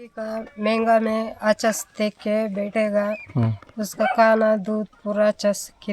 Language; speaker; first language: Hindi; non-native, local second language; Tibetan